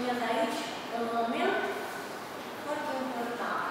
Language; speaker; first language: Romanian; non-native, local second language; Russian